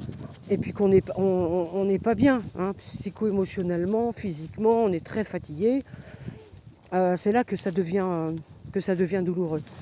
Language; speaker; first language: French; native; French